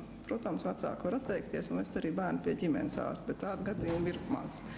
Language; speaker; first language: Latvian; native; Latvian